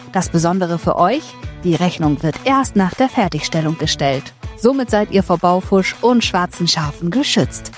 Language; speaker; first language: German; native; German